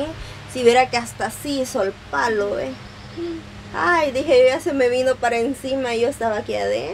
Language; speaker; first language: Spanish; native; Spanish